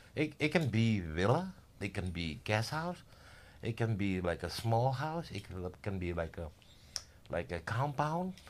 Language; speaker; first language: English; non-native, learner; Indonesian